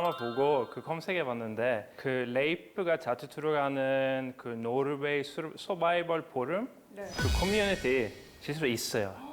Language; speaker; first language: Korean; non-native, fluent; Norwegian